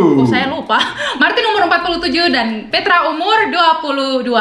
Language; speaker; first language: Indonesian; non-native, local second language; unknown